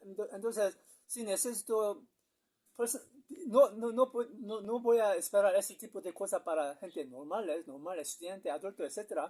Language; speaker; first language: Spanish; non-native, learner; Korean